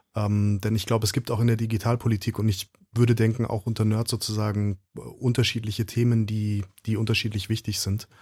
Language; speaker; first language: German; native; German